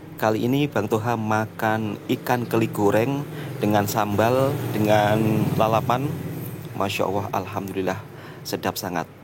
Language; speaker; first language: Indonesian; native; Indonesian